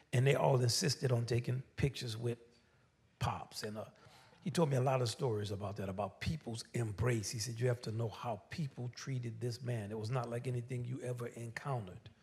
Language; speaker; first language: English; native; English